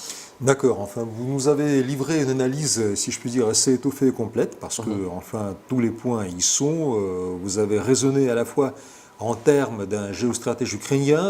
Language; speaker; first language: French; non-native, fluent; Russian